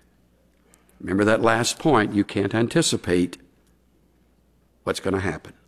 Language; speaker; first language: English; native; English